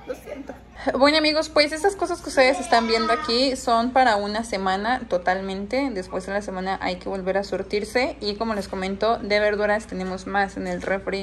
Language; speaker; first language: Spanish; native; Spanish